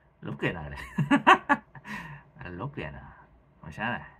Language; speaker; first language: Japanese; native; Japanese